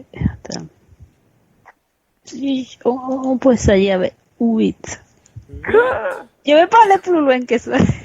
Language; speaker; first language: French; non-native, fluent; Spanish